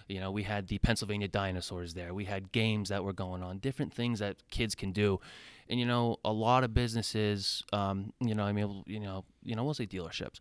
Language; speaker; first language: English; native; English